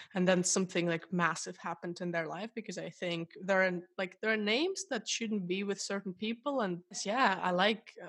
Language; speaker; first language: English; non-native, fluent; Russian